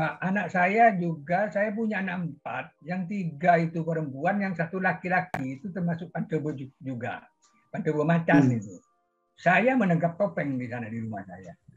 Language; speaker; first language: Indonesian; non-native, local second language; Madurese